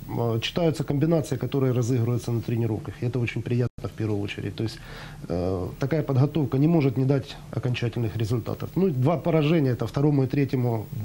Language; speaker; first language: Russian; native; Russian